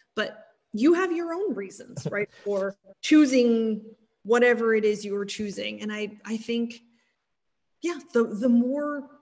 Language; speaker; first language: English; native; English